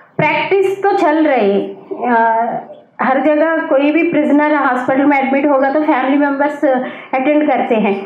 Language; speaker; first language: Hindi; non-native, local second language; Telugu